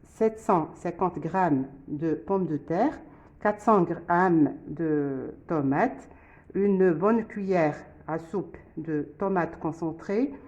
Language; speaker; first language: French; non-native, local second language; Arabic